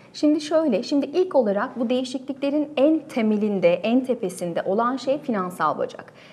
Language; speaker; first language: Turkish; native; Turkish